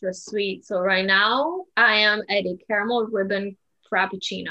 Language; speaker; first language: English; non-native, fluent; Spanish